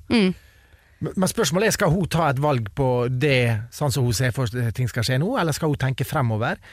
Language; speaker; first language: Norwegian; native; Norwegian